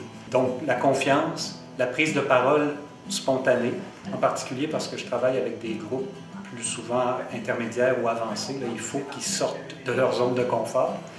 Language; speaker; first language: French; native; French